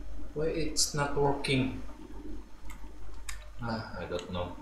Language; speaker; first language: English; non-native, learner; Indonesian